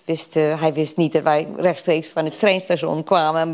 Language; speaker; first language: Dutch; non-native, fluent; English